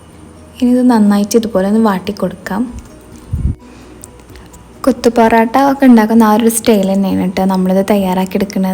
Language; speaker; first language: Malayalam; native; Malayalam